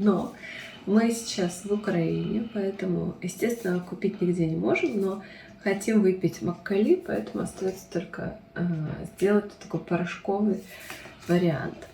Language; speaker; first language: Russian; non-native, fluent; Ukrainian